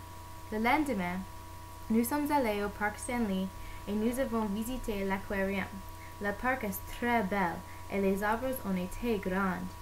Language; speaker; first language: French; non-native, learner; English